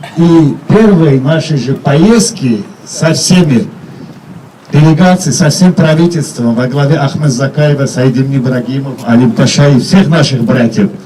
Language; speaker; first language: Russian; non-native, local second language; Chechen